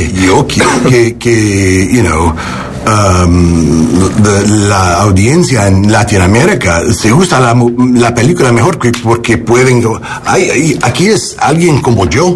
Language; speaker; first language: Spanish; early bilingual, heritage; English